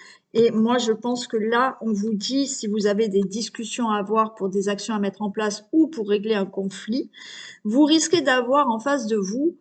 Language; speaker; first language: French; native; French